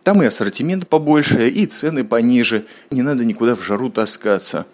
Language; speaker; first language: Russian; native; Russian